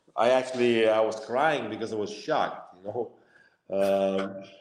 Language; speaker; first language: English; non-native, fluent; Lithuanian